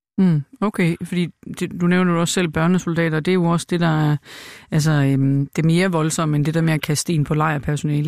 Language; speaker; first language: Danish; native; Danish